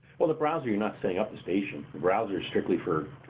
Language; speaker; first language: English; native; English